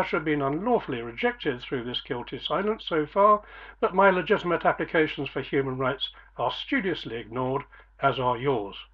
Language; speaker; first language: English; native; English